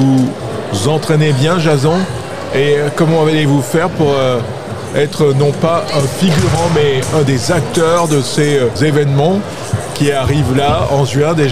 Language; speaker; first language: French; native; French